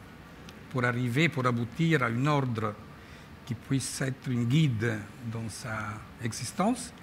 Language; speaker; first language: French; non-native, fluent; Italian